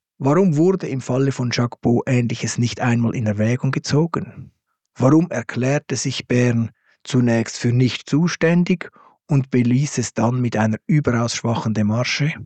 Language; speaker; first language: German; native; German